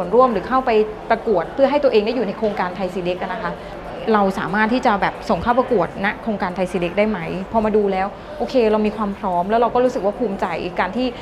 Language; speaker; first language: Thai; native; Thai